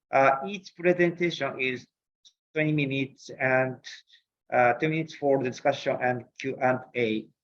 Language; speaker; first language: English; non-native, learner; Japanese